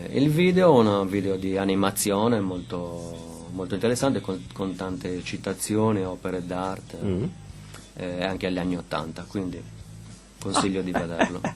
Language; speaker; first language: Italian; native; Italian